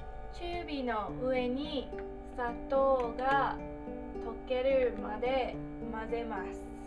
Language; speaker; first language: Japanese; non-native, learner; English